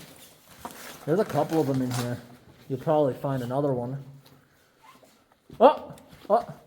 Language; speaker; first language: English; native; English